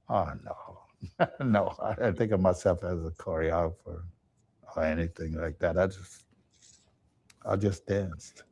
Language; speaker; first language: English; native; English